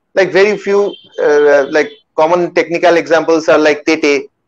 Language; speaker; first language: English; non-native, local second language; Bangla